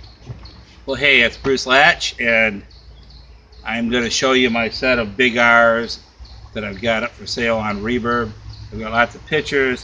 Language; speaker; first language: English; native; English